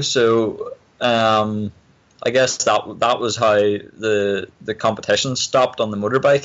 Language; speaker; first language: English; native; English